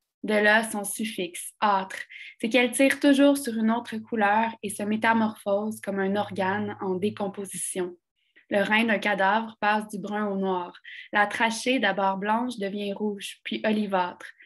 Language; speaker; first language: French; native; French